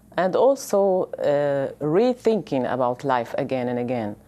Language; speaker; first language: English; non-native, fluent; Arabic